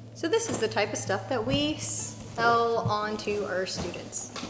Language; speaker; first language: English; native; English